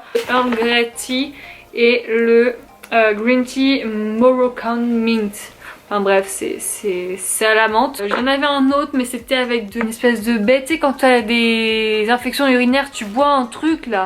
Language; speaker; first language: French; native; French